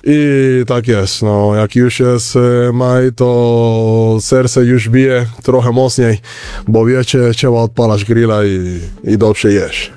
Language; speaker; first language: Polish; non-native, learner; Spanish